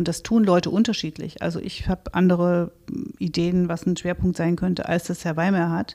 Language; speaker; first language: German; native; German